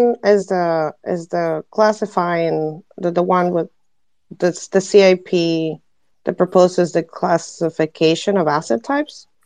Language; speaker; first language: English; non-native, fluent; Spanish